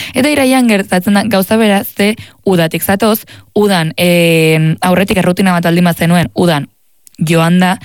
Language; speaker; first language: Basque; native; Basque